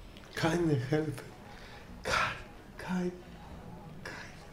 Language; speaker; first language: German; non-native, learner; Polish